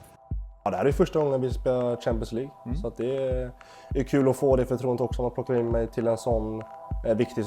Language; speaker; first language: Swedish; native; Swedish